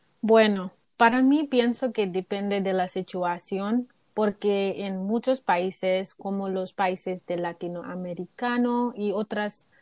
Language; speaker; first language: Spanish; non-native, learner; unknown